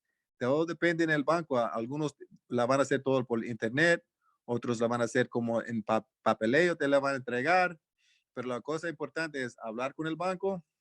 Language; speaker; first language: Spanish; early bilingual, heritage; Spanish